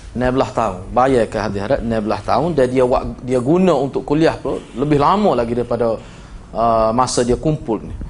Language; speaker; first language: Malay; native; Malay